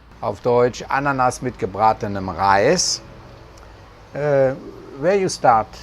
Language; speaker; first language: German; native; German